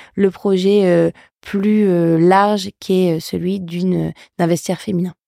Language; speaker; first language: French; native; French